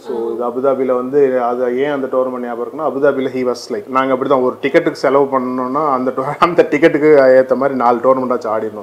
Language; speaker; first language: Tamil; native; Tamil